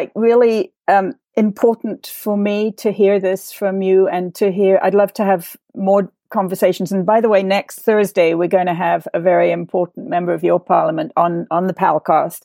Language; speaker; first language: English; native; English